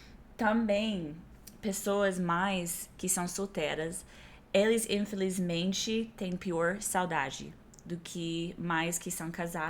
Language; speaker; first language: Portuguese; non-native, fluent; English